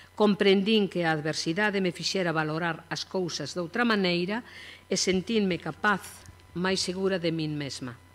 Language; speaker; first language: Galician; native; Galician